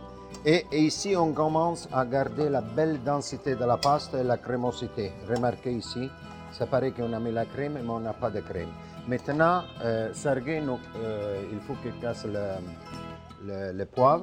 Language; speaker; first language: French; non-native, fluent; Italian